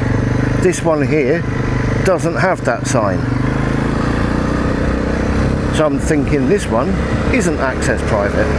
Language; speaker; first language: English; native; English